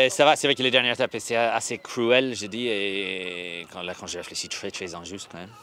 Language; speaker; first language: French; non-native, fluent; English